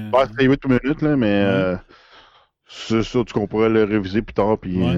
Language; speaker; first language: French; native; French